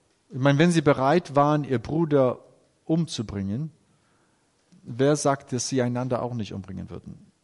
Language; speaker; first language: German; native; German